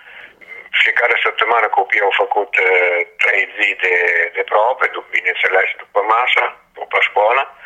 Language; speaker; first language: Romanian; non-native, learner; Italian